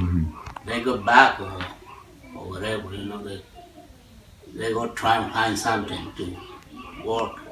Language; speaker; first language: English; non-native, learner; Spanish